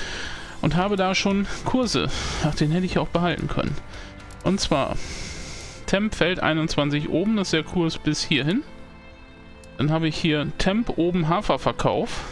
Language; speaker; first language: German; native; German